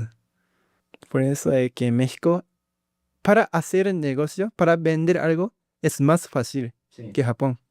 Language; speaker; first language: Spanish; non-native, learner; Japanese